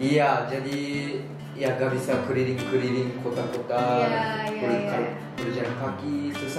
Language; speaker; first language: Indonesian; non-native, learner; Japanese